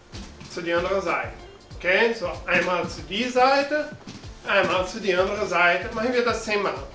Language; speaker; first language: German; non-native, learner; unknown